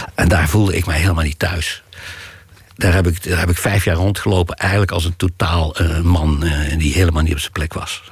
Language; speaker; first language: Dutch; native; Dutch